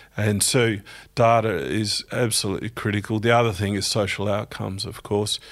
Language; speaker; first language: English; native; English